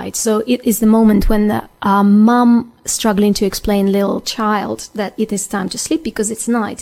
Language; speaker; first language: English; non-native, fluent; Ukrainian